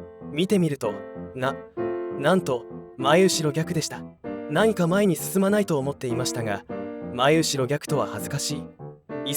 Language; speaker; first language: Japanese; native; Japanese